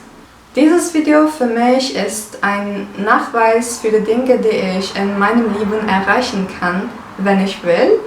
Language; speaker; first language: German; non-native, fluent; Turkish